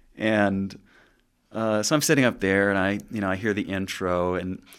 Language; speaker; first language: English; native; English